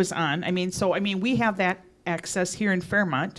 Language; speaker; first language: English; native; English